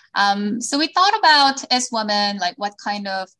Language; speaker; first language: English; early bilingual, other home language; Korean